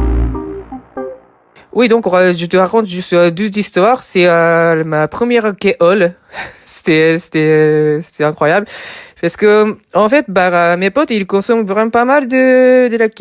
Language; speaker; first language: French; non-native, fluent; Japanese